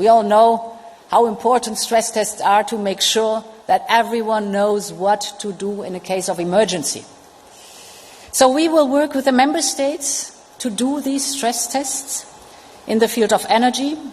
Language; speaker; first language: English; non-native, fluent; German